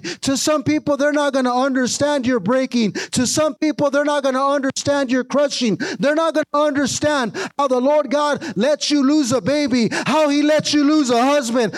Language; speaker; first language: English; native; English